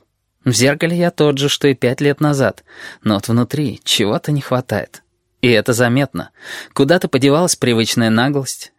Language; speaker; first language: Russian; native; Russian